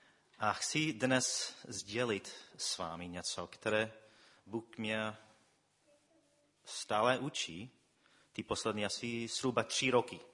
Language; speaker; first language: Czech; non-native, fluent; English